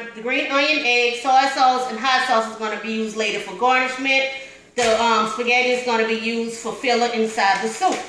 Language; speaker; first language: English; native; English